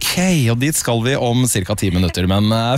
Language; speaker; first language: Norwegian; native; Norwegian